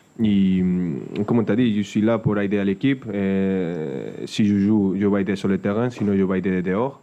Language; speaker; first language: French; non-native, fluent; Spanish